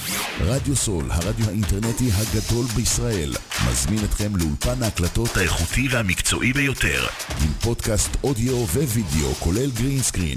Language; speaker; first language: Hebrew; native; Hebrew